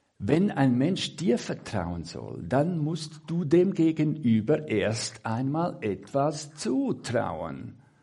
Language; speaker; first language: German; native; German